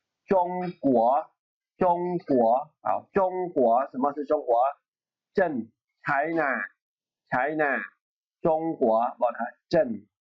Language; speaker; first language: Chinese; non-native, fluent; Khmer